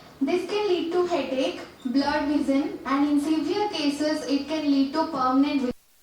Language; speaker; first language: English; non-native, local second language; Telugu